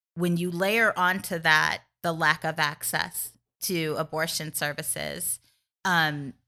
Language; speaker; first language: English; native; English